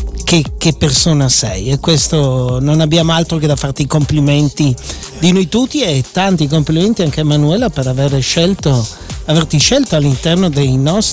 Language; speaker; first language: Italian; native; Italian